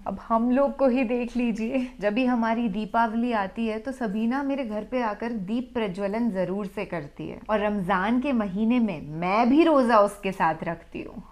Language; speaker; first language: Hindi; native; Hindi